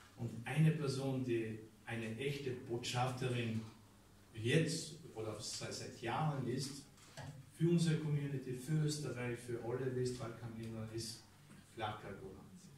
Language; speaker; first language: German; non-native, fluent; Albanian